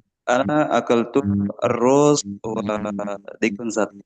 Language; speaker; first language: Arabic; non-native, learner; Indonesian